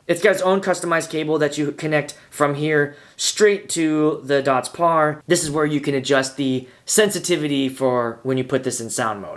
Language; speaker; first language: English; native; English